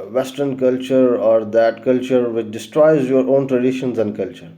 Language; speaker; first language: English; non-native, local second language; Urdu